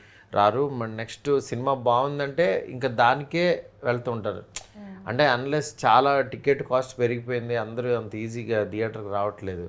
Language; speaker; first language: Telugu; native; Telugu